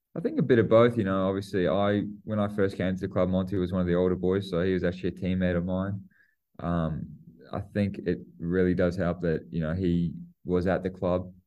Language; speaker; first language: English; native; English